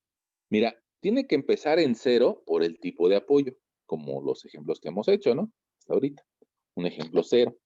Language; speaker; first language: Spanish; native; Spanish